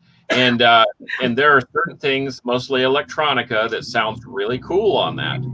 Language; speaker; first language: English; native; English